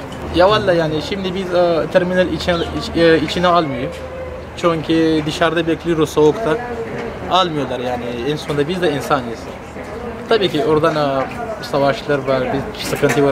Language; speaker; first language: Turkish; non-native, learner; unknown